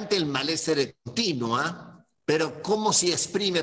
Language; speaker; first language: Italian; non-native, fluent; Spanish